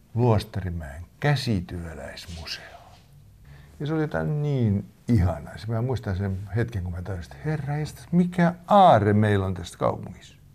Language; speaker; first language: Finnish; native; Finnish